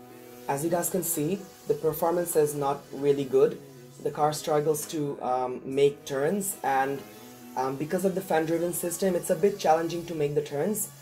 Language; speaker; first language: English; non-native, fluent; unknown